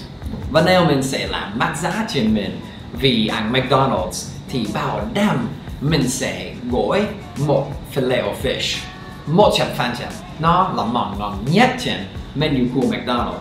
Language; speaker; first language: Vietnamese; non-native, fluent; English